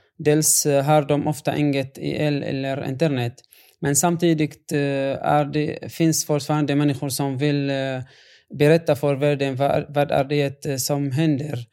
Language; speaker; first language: Swedish; non-native, fluent; Arabic